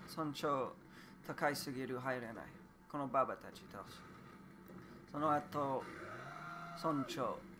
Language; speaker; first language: Japanese; non-native, learner; English